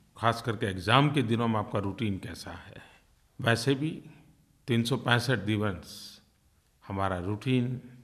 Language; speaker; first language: Hindi; non-native, local second language; Gujarati